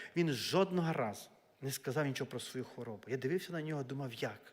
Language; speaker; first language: Ukrainian; native; Ukrainian